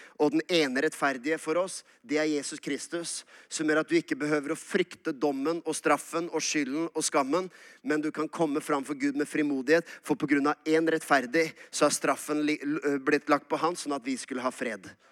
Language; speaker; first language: Norwegian; native; Norwegian